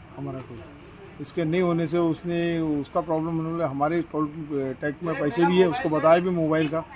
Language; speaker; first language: Hindi; non-native, local second language; Urdu